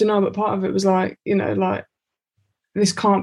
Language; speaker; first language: English; native; English